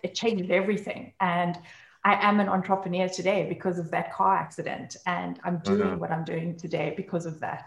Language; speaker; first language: English; native; English